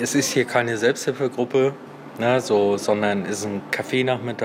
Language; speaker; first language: German; native; German